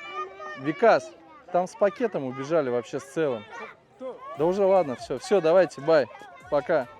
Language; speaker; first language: Russian; native; Russian